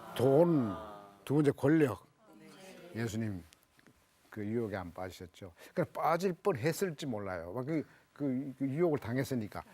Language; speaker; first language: Korean; native; Korean